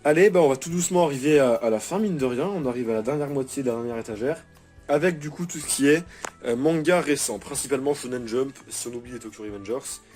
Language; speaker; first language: French; native; French